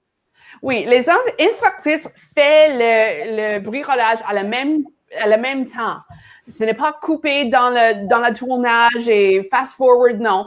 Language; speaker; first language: French; non-native, learner; English